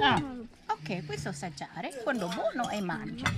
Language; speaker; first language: Italian; non-native, learner; Thai